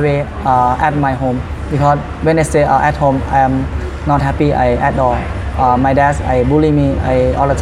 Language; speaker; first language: English; non-native, learner; Thai